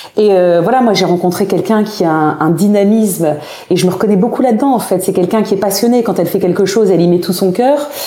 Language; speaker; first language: French; native; French